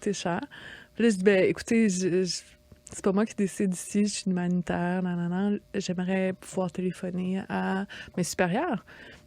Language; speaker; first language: French; native; French